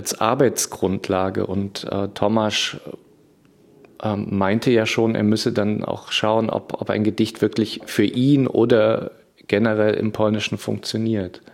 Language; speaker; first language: German; native; German